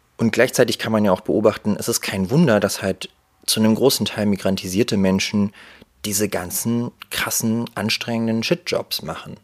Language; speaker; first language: German; early bilingual, other home language; Russian